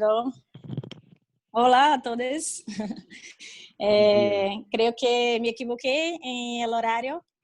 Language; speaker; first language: Spanish; non-native, fluent; Portuguese